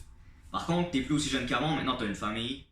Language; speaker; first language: French; native; French